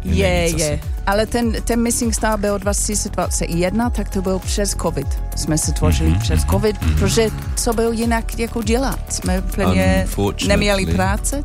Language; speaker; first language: Czech; non-native, fluent; English